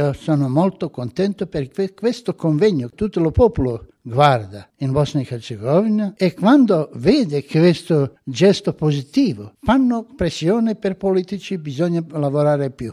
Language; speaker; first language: Italian; non-native, learner; Croatian